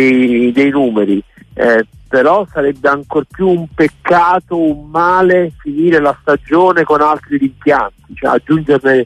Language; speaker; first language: Italian; native; Italian